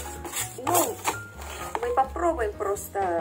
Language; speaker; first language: Russian; non-native, learner; Korean